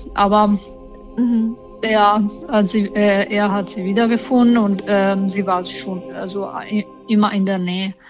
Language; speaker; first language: German; non-native, learner; Italian